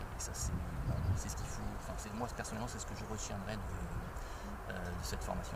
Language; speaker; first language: French; native; French